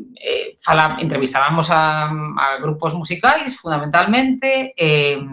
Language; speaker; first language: Galician; native; Galician